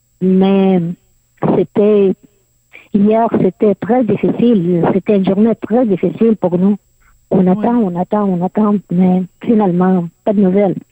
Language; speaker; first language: French; non-native, learner; Arabic